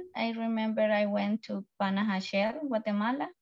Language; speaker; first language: English; non-native, learner; Spanish